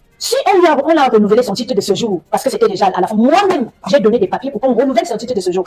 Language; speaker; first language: French; native; French